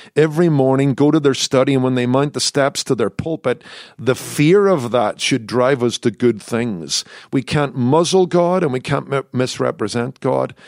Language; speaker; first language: English; native; English